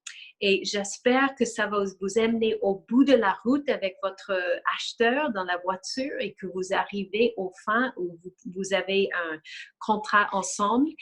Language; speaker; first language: French; non-native, fluent; English